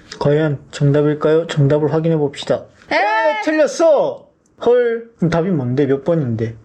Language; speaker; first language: Korean; native; Korean